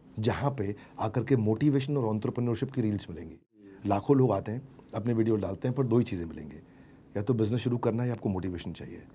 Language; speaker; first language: Hindi; native; Hindi